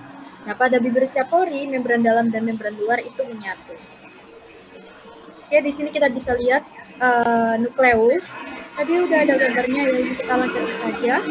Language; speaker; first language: Indonesian; native; Indonesian